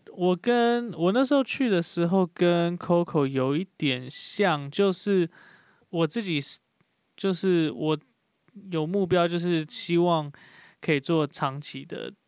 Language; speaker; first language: Chinese; native; Chinese